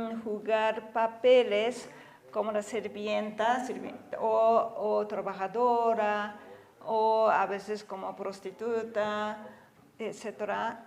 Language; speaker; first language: Spanish; non-native, fluent; Japanese